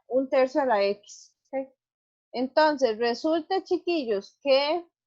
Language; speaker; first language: Spanish; native; Spanish